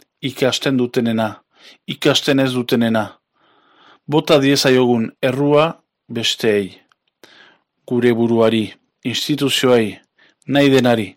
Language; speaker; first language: Basque; native; Basque